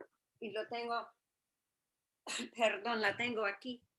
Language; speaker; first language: Spanish; non-native, fluent; English